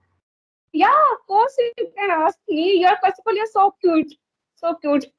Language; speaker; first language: English; non-native, learner; Hindi